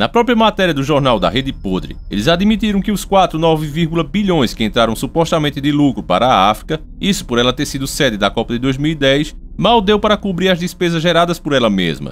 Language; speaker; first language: Portuguese; native; Portuguese